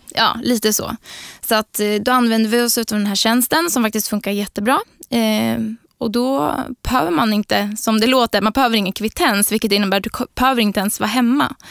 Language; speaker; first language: Swedish; native; Swedish